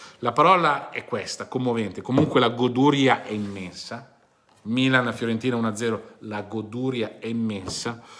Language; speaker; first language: Italian; native; Italian